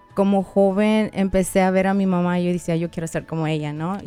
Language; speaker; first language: Spanish; native; Spanish